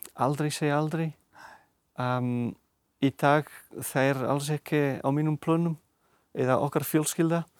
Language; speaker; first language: Icelandic; non-native, fluent; Catalan